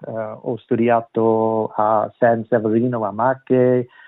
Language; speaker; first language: Italian; non-native, learner; English